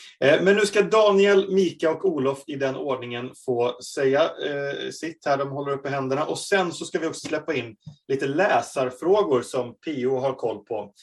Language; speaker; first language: Swedish; native; Swedish